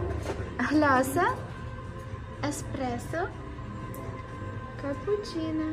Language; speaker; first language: Arabic; non-native, fluent; Ukrainian